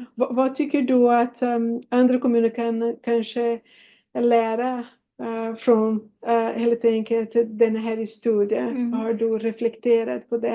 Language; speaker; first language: Swedish; non-native, fluent; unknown